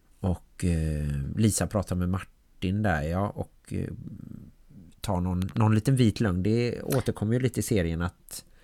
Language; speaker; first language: Swedish; native; Swedish